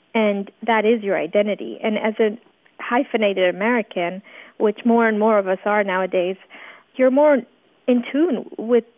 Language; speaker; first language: English; early bilingual, other home language; Persian